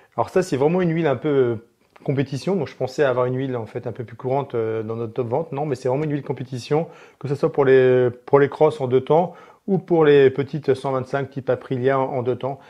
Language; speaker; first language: French; native; French